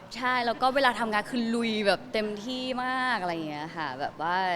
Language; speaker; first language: Thai; native; Thai